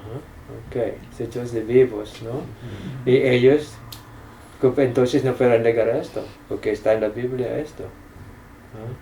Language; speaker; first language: Spanish; non-native, fluent; English